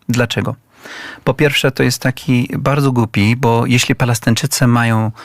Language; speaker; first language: Polish; non-native, learner; Arabic